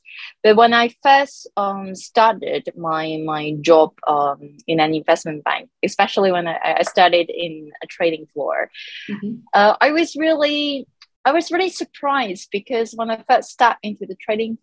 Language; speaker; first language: English; non-native, local second language; Cantonese